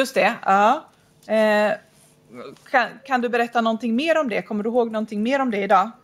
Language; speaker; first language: Swedish; native; Swedish